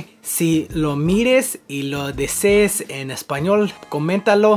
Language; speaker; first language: Spanish; non-native, learner; English